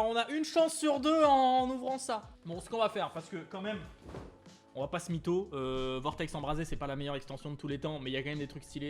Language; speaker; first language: French; native; French